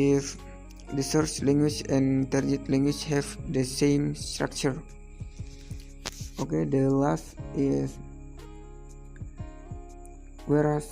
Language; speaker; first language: English; non-native, learner; Indonesian